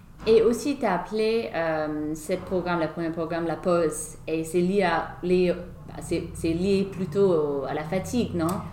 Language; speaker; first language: French; non-native, fluent; English